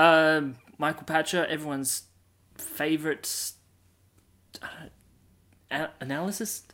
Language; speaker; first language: English; native; English